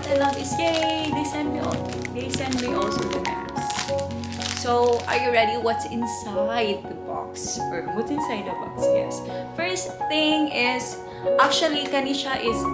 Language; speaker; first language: English; non-native, local second language; Cebuano